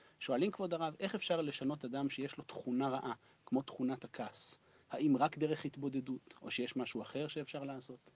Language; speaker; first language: Hebrew; non-native, fluent; English